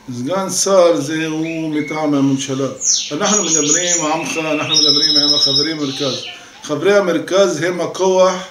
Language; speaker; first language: Hebrew; non-native, local second language; Arabic